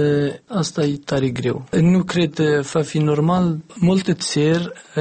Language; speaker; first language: Romanian; non-native, learner; Arabic